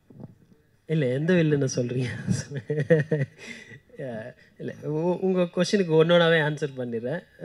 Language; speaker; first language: Tamil; native; Tamil